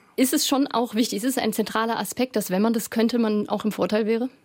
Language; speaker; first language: German; native; German